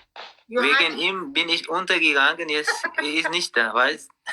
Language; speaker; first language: German; non-native, learner; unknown